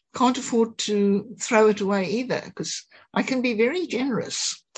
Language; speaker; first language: English; native; English